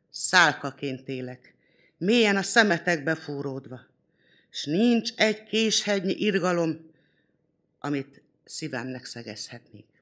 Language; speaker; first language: Hungarian; non-native, local second language; Romany